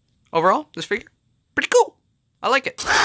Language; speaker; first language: English; native; English